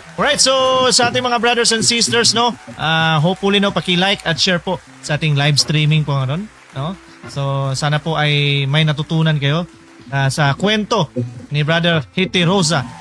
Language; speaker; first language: Filipino; non-native, local second language; Cebuano